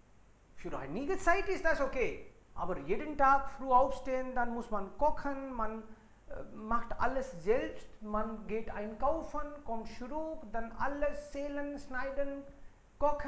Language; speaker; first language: German; non-native, fluent; Hindi